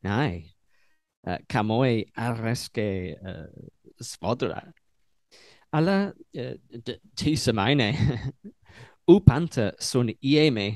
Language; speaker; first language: Greek; non-native, learner; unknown